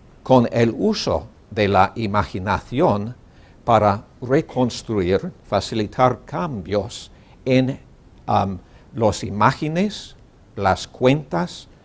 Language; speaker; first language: Spanish; non-native, learner; English